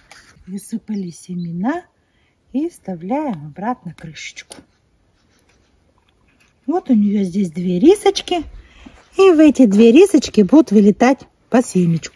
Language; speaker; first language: Russian; native; Russian